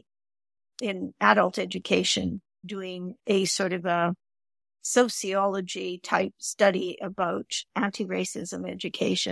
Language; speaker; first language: English; native; English